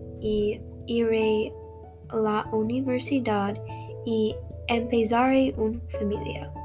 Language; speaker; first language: Spanish; non-native, learner; English